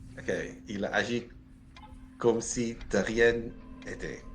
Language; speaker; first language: French; non-native, learner; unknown